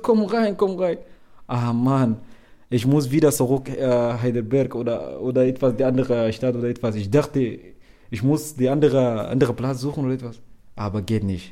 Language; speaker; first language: German; non-native, learner; Arabic